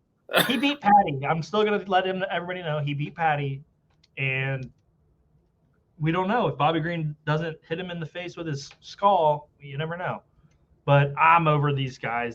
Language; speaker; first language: English; native; English